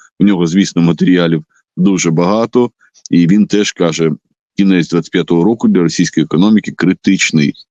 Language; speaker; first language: Ukrainian; non-native, local second language; Russian